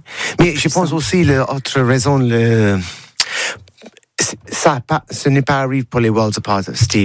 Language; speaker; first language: French; non-native, learner; English